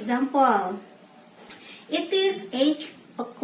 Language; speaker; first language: English; non-native, learner; Indonesian